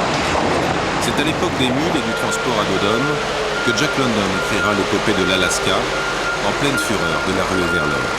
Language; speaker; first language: French; native; French